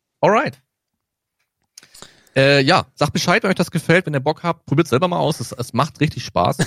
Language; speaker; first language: German; native; German